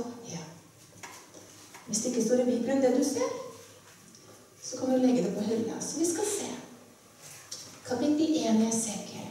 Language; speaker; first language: Norwegian; native; Norwegian